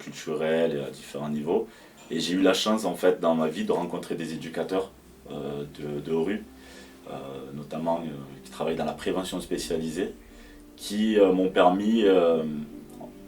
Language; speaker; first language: French; native; French